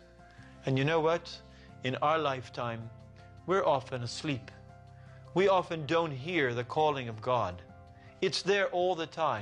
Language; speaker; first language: English; native; English